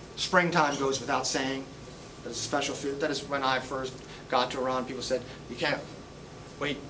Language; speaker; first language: English; native; English